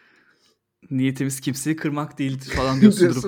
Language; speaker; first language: Turkish; native; Turkish